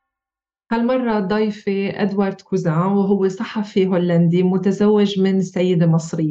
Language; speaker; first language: Arabic; native; Arabic